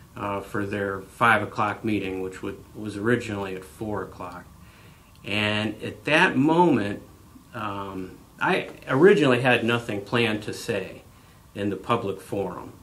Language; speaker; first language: English; native; English